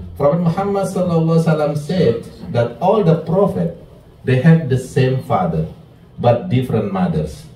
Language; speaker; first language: English; non-native, fluent; Indonesian